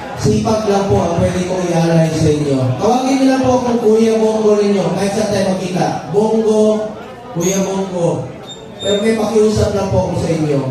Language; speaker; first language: Filipino; non-native, local second language; Cebuano